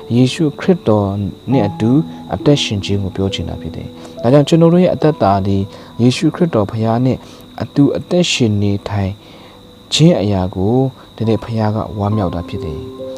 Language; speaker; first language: Burmese; non-native, local second language; Kachin